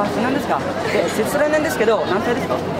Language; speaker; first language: Japanese; non-native, learner; Indonesian